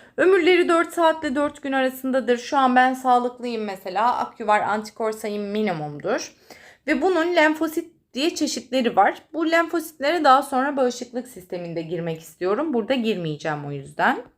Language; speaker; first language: Turkish; native; Turkish